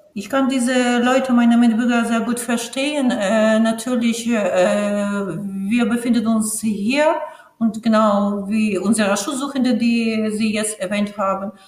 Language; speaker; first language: German; non-native, fluent; Ukrainian